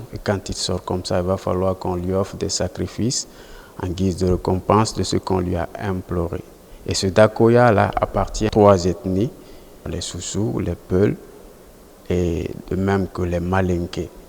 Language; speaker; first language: French; non-native, local second language; Susu